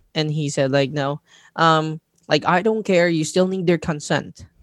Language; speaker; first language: English; non-native, local second language; Cebuano